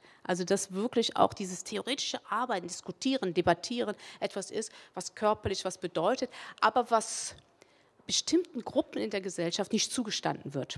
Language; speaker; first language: German; early bilingual, other home language; Spanish